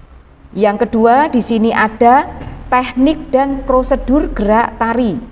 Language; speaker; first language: Malay; native; Malay